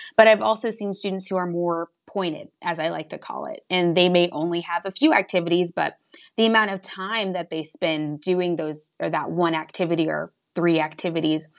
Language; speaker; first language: English; native; English